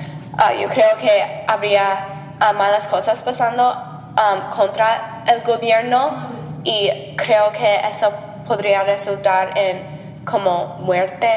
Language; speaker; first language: Spanish; non-native, learner; English